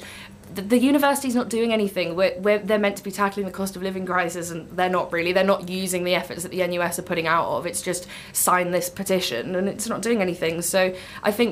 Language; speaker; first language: English; native; English